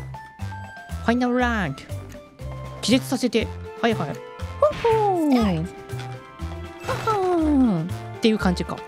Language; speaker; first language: Japanese; native; Japanese